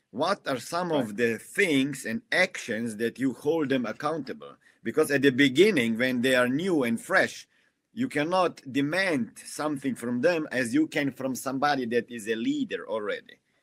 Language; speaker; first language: English; non-native, fluent; Slovenian